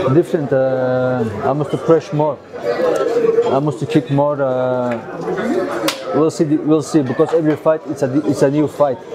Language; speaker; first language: English; non-native, learner; Armenian